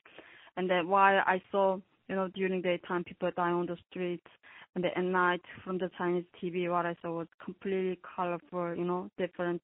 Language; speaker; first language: English; non-native, fluent; Korean